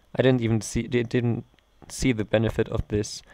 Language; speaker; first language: English; non-native, fluent; German